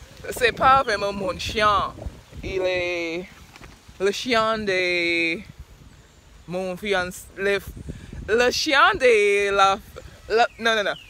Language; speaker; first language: French; non-native, learner; English